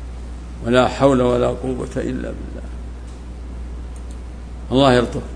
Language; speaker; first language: Arabic; native; Arabic